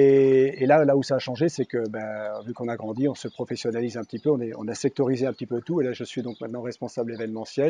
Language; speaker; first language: French; native; French